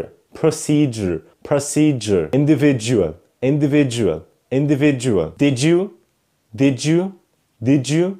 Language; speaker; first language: English; non-native, fluent; Arabic